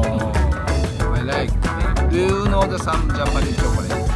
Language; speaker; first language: English; non-native, learner; Japanese